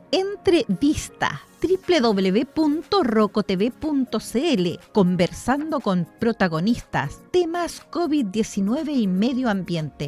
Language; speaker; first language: Spanish; native; Spanish